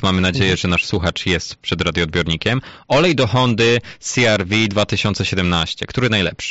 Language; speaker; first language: Polish; native; Polish